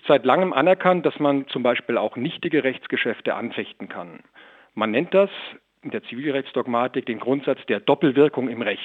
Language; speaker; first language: German; native; German